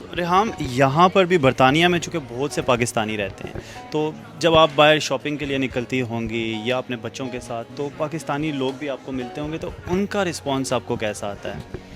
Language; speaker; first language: Urdu; native; Urdu